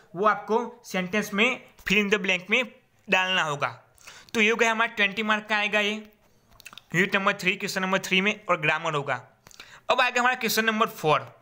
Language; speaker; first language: Hindi; non-native, local second language; Gujarati